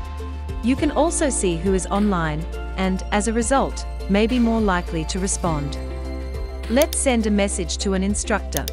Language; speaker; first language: English; native; English